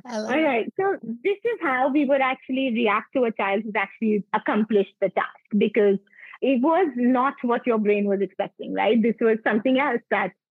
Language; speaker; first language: English; non-native, local second language; Punjabi